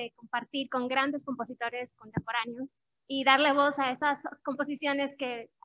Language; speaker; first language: Spanish; native; Spanish